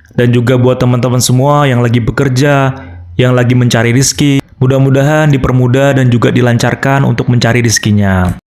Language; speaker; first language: Indonesian; native; Indonesian